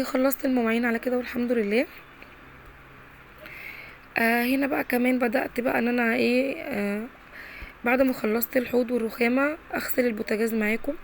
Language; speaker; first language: Arabic; native; Arabic